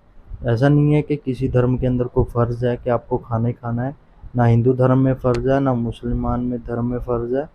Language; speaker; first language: Hindi; native; Hindi